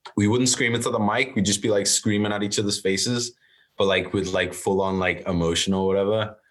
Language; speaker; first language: English; native; English